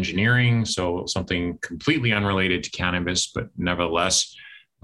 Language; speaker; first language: English; native; English